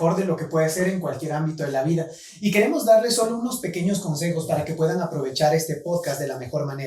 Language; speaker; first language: Spanish; native; Spanish